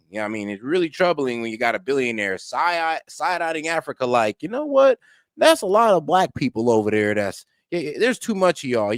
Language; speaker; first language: English; native; English